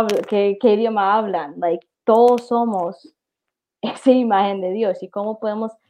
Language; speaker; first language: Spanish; early bilingual, heritage; English